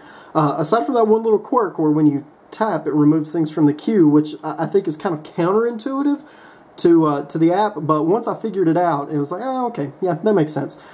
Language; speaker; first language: English; native; English